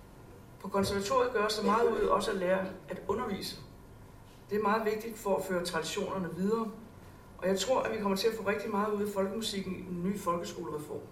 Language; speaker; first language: Danish; native; Danish